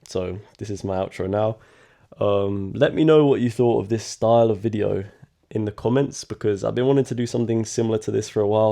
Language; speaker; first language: English; native; English